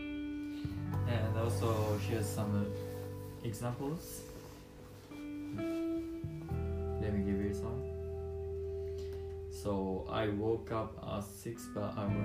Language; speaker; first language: English; non-native, learner; Japanese